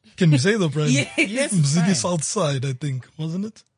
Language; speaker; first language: English; non-native, local second language; Zulu